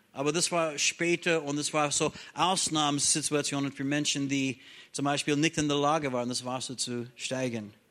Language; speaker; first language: German; non-native, fluent; English